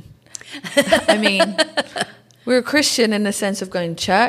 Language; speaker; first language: English; early bilingual, other home language; Portuguese